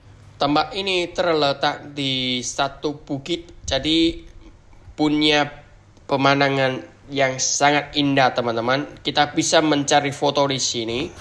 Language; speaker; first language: Indonesian; non-native, learner; Vietnamese